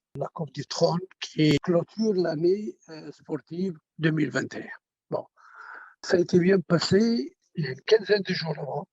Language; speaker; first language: French; non-native, local second language; Arabic